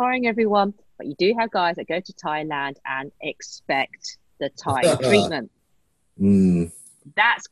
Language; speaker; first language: English; native; English